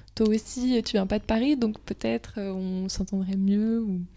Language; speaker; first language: French; native; French